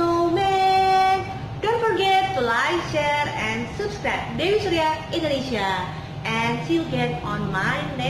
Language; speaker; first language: English; non-native, learner; Indonesian